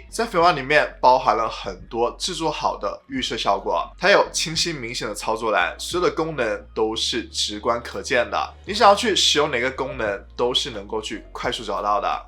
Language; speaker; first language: Chinese; native; Chinese